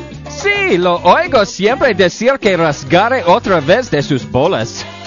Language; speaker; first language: Spanish; non-native, learner; English